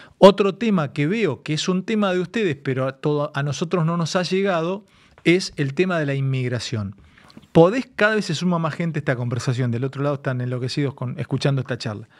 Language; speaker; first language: Spanish; native; Spanish